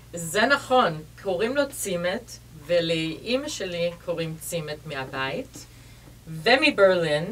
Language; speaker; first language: Hebrew; early bilingual, heritage; Hebrew